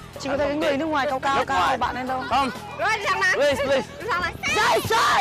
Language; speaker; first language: Vietnamese; native; Vietnamese